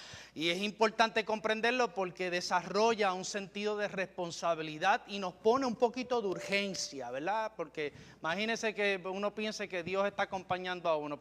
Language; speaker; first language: Spanish; native; Spanish